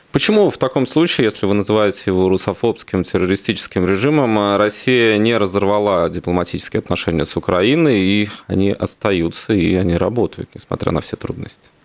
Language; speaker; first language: Russian; native; Russian